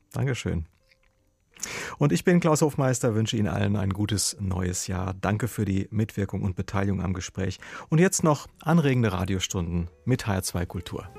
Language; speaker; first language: German; native; German